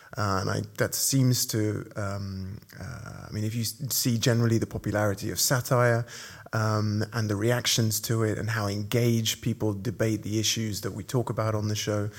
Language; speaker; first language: English; native; English